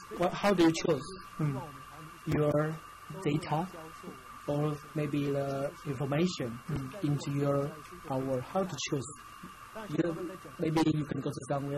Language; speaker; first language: English; non-native, learner; Chinese